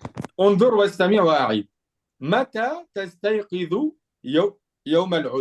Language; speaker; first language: Arabic; non-native, fluent; French